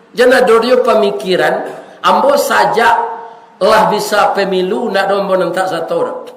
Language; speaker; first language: Malay; non-native, local second language; Minangkabau